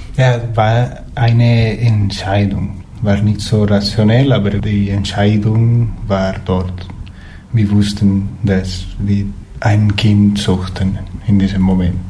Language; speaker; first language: German; non-native, fluent; Spanish